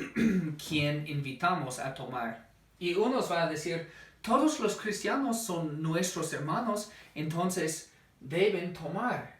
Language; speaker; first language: Spanish; non-native, fluent; English